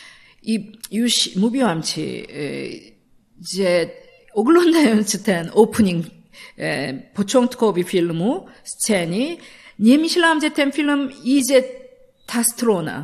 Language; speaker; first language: Polish; non-native, learner; Korean